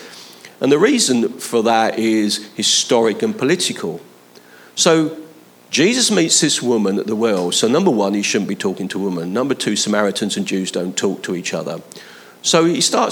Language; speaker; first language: English; native; English